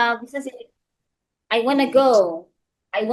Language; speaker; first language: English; non-native, fluent; Indonesian